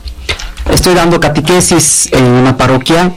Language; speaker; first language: Spanish; non-native, learner; Bangla